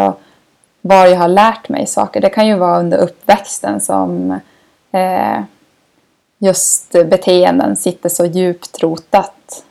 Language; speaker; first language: Swedish; native; Swedish